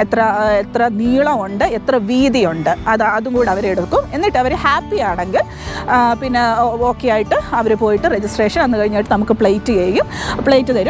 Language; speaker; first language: Malayalam; native; Malayalam